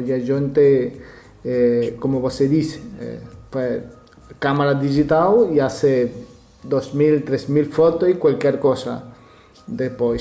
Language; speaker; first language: Portuguese; non-native, learner; Spanish